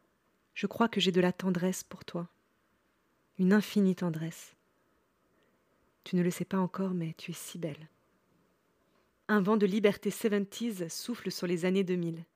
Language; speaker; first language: French; native; French